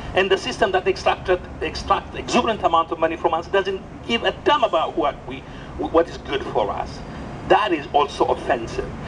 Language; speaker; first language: English; non-native, fluent; Amharic